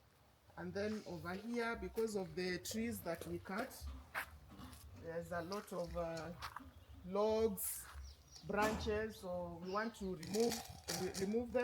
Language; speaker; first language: English; non-native, local second language; Swahili